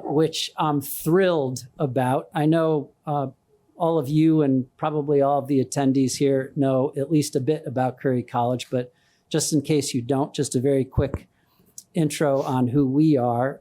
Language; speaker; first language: English; native; English